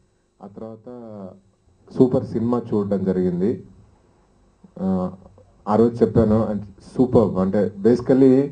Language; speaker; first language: Telugu; native; Telugu